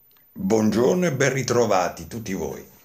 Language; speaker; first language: Italian; native; Italian